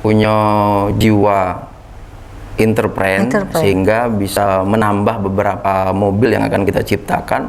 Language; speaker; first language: Indonesian; native; Indonesian